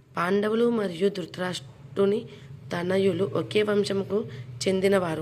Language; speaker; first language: Telugu; non-native, learner; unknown